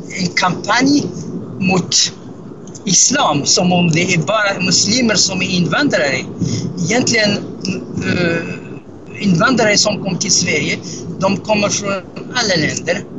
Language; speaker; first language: Swedish; non-native, fluent; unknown